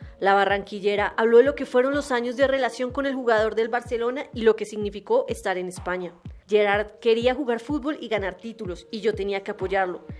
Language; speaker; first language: Spanish; native; Spanish